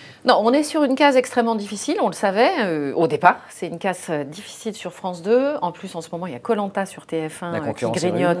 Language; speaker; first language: French; native; French